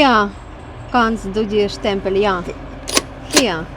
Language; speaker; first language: German; non-native, learner; Russian